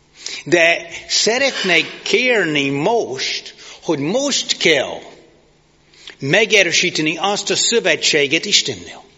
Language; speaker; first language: Hungarian; non-native, fluent; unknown